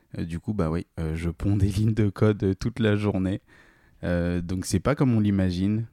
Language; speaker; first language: French; native; French